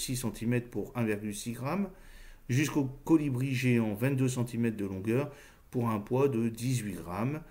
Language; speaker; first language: French; native; French